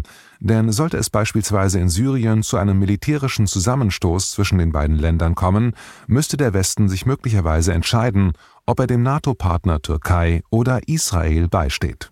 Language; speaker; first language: German; native; German